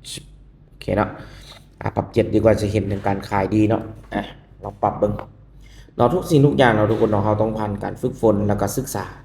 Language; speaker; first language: Thai; non-native, local second language; Northeastern Thai